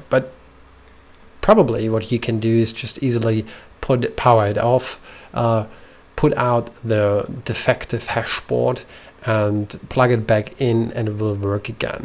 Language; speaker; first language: English; non-native, fluent; German